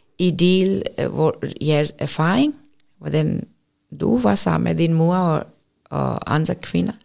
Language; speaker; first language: Danish; non-native, fluent; Urdu